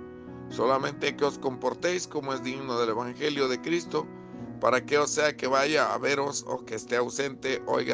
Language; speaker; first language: Spanish; native; Spanish